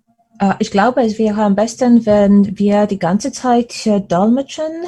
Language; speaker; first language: German; non-native, fluent; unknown